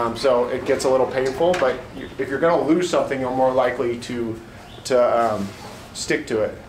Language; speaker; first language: English; native; English